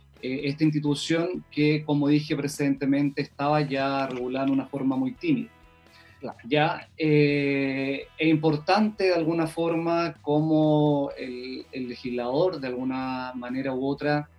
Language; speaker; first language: Spanish; native; Spanish